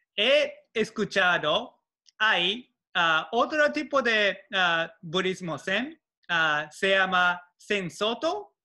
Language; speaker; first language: Spanish; non-native, learner; Japanese